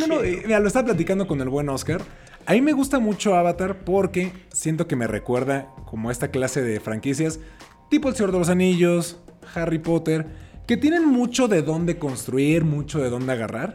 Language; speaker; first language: Spanish; native; Spanish